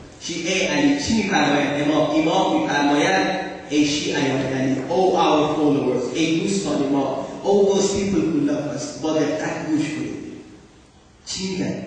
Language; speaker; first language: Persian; non-native, fluent; Urdu